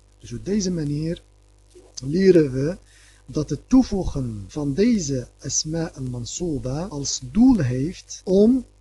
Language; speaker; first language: Dutch; non-native, fluent; Arabic